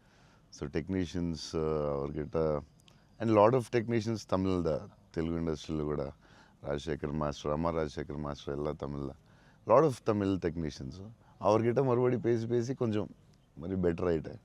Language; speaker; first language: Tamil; non-native, local second language; Telugu